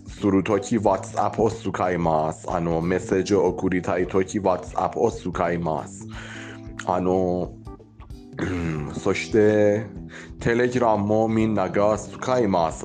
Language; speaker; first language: Japanese; non-native, learner; Persian